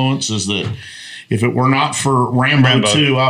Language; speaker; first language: English; native; English